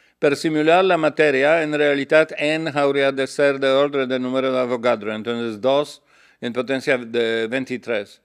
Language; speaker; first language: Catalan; non-native, learner; Polish